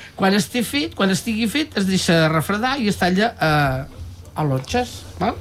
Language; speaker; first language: Catalan; native; Catalan